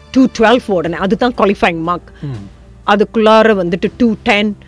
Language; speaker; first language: Tamil; early bilingual, heritage; Tamil